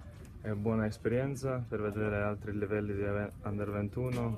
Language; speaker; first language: Italian; non-native, learner; Latvian